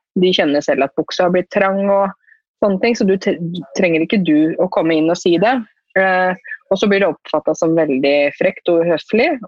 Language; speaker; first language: Norwegian; native; Norwegian